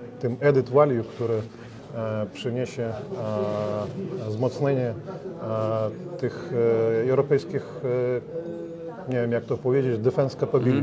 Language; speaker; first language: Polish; non-native, learner; Ukrainian